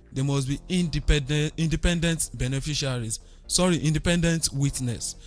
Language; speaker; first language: English; non-native, local second language; Yoruba